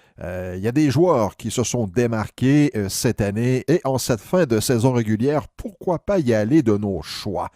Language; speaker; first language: French; native; French